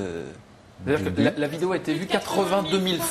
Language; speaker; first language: French; native; French